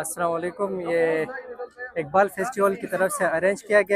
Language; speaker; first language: Hindi; non-native, local second language; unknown